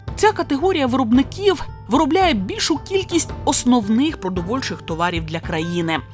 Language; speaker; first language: Ukrainian; native; Ukrainian